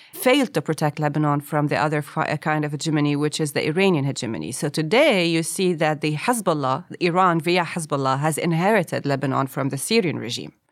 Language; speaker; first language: English; non-native, fluent; Arabic